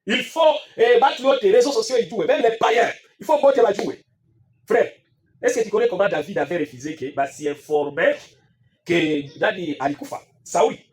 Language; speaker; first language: French; non-native, local second language; Swahili